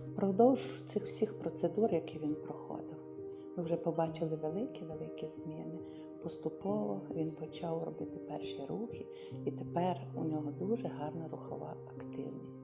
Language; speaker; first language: Ukrainian; native; Ukrainian